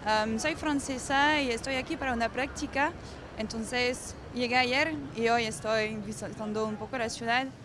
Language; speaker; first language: Spanish; non-native, fluent; French